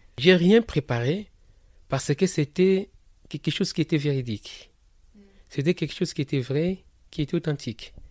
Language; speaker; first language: French; non-native, local second language; Lingala